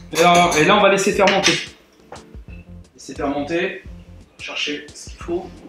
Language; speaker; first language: French; native; French